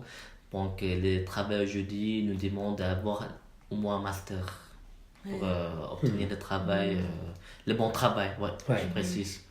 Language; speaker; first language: French; non-native, learner; Malay